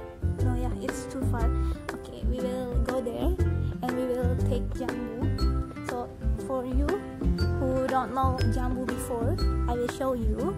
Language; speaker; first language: English; non-native, learner; Indonesian